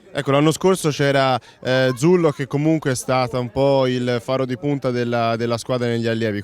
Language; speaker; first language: Italian; native; Italian